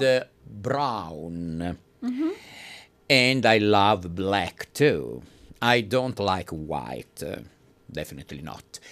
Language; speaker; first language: English; non-native, fluent; Italian